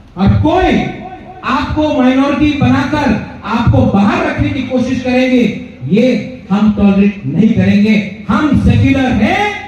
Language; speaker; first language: Hindi; non-native, local second language; Kok Borok